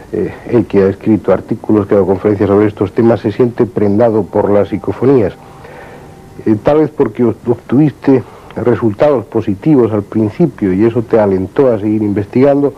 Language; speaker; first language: Spanish; native; Spanish